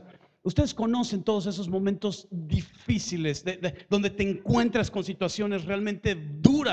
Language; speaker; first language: Spanish; native; Spanish